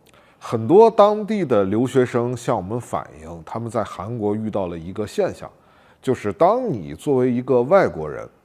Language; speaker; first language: Chinese; native; Chinese